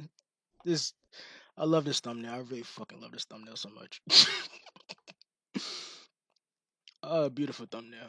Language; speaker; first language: English; native; English